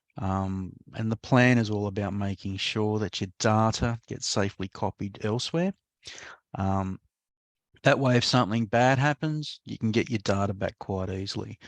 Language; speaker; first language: English; native; English